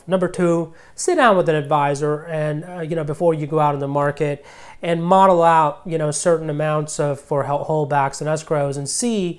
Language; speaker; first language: English; native; English